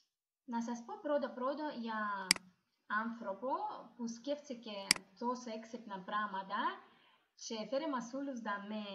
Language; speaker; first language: Greek; non-native, learner; Russian